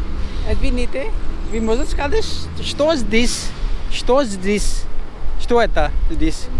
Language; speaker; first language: Russian; non-native, learner; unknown